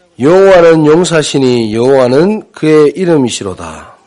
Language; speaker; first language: Korean; native; Korean